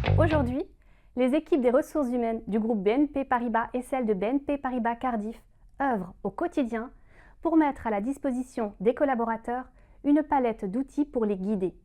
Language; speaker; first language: French; native; French